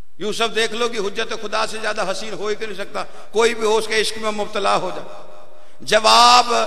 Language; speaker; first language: Urdu; non-native, local second language; Punjabi